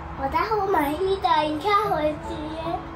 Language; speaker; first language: Chinese; early bilingual, heritage; Chinese